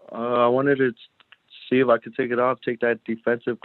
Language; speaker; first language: English; non-native, learner; Spanish